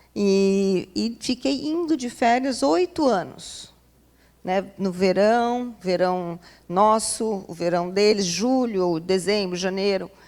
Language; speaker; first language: Portuguese; native; Portuguese